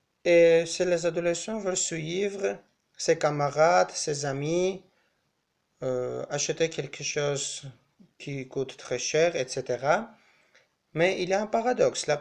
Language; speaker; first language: French; non-native, learner; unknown